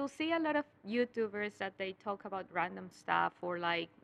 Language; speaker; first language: English; non-native, fluent; Spanish